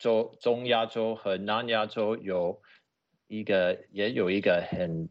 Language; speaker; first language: Chinese; non-native, fluent; English